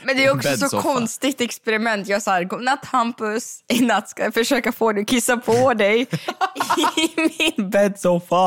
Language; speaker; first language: Swedish; native; Swedish